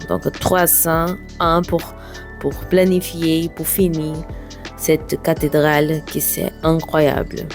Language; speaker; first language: French; non-native, fluent; Portuguese